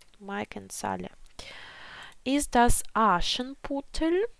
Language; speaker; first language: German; non-native, fluent; Ukrainian